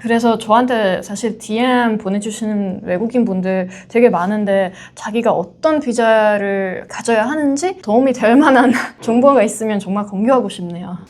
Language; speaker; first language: Korean; non-native, fluent; Hungarian